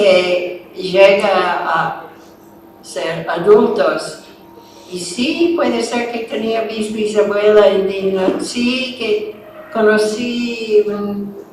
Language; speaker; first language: Spanish; non-native, fluent; English